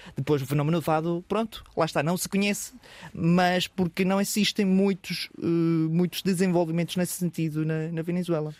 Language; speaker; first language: Portuguese; non-native, fluent; Spanish